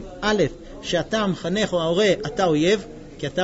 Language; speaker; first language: Hebrew; native; Hebrew